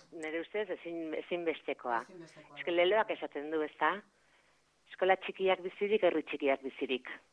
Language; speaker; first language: Basque; native; Basque